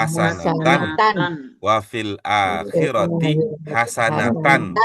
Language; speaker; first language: Arabic; non-native, fluent; Indonesian